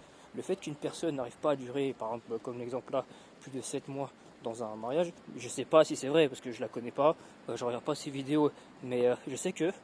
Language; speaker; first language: French; native; French